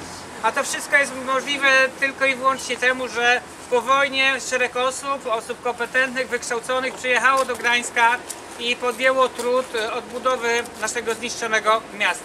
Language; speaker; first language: Polish; native; Polish